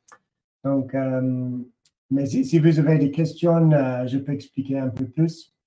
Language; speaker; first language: French; non-native, learner; English